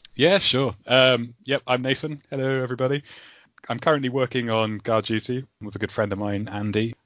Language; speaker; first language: English; native; English